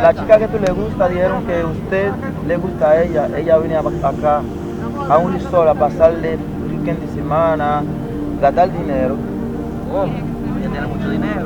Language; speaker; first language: Spanish; non-native, learner; Haitian Creole